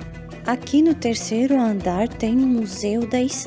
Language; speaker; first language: Portuguese; non-native, fluent; Armenian